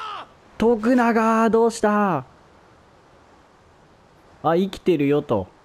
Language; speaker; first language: Japanese; native; Japanese